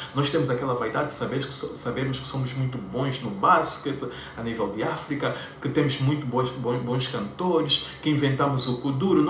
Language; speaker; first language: Portuguese; native; Portuguese